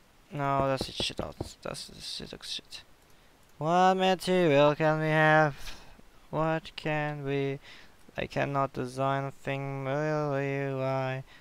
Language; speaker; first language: English; non-native, learner; German